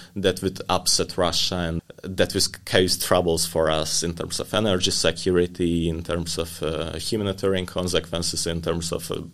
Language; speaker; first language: English; non-native, fluent; Hungarian